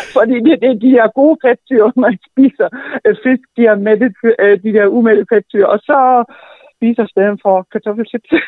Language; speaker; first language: Danish; non-native, fluent; German